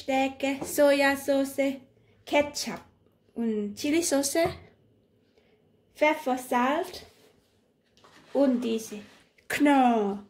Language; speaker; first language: German; non-native, learner; Thai